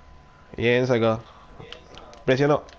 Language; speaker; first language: Spanish; native; Spanish